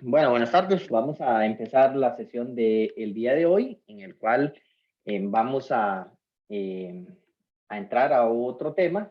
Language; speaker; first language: Spanish; native; Spanish